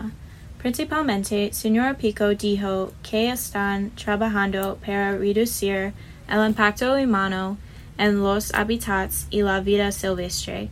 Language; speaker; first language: Spanish; non-native, learner; English